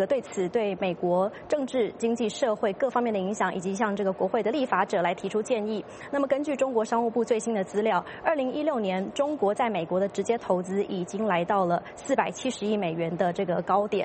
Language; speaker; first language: Chinese; native; Chinese